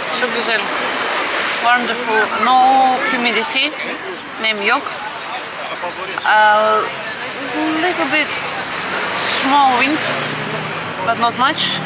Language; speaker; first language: English; non-native, fluent; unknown